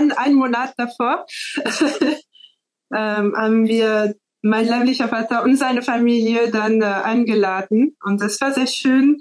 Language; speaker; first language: German; non-native, fluent; French